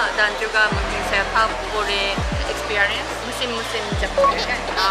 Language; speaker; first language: Indonesian; non-native, fluent; Japanese